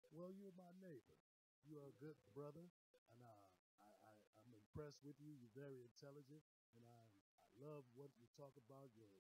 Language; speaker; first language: English; native; English